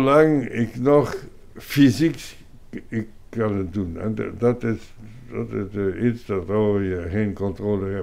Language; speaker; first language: Dutch; non-native, local second language; French